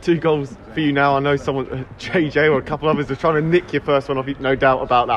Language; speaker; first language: English; native; English